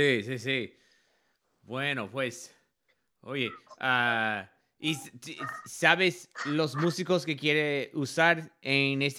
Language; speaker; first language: Spanish; non-native, learner; English